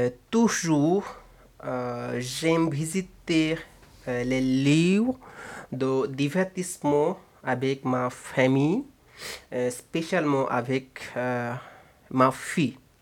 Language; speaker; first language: French; non-native, learner; Bangla